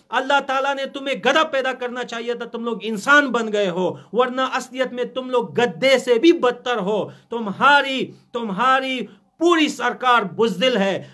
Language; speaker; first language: Urdu; non-native, fluent; Pashto